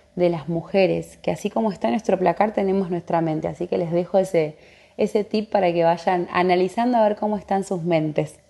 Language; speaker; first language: Spanish; native; Spanish